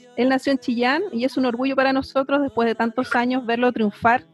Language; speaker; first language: Spanish; native; Spanish